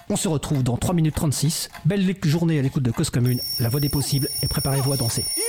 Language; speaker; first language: French; native; French